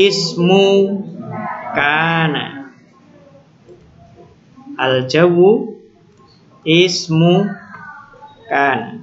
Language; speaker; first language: Arabic; non-native, fluent; Indonesian